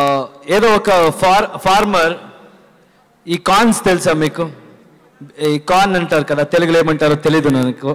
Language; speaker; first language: Telugu; non-native, learner; Kannada